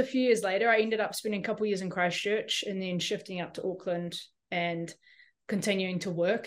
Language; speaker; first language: English; native; English